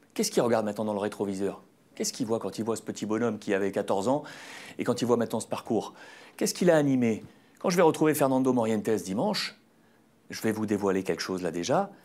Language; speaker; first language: French; native; French